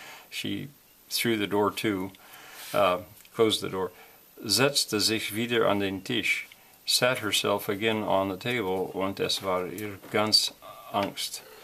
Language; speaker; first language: German; non-native, learner; English